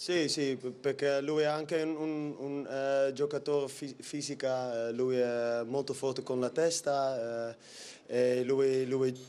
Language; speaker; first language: Italian; non-native, learner; Dutch